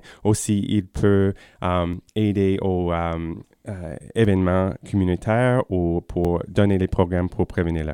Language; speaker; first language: French; non-native, fluent; English